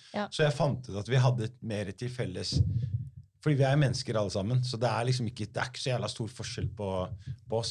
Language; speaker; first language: Norwegian; early bilingual, other home language; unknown